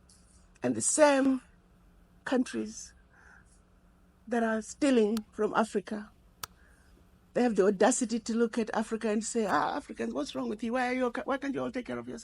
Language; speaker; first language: English; non-native, local second language; Shona